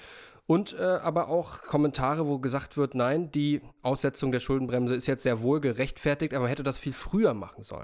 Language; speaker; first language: German; native; German